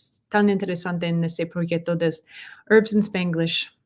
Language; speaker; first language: Spanish; non-native, learner; English